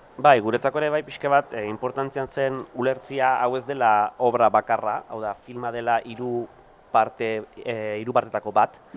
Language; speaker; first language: Basque; native; Basque